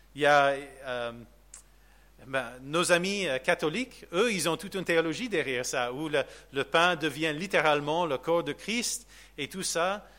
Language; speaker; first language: French; non-native, fluent; English